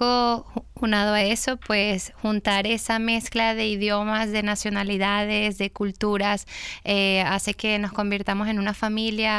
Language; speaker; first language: English; non-native, fluent; Spanish